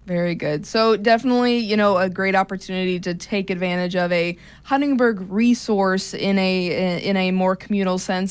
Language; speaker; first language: English; native; English